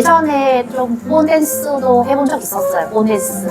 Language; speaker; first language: Korean; non-native, learner; Vietnamese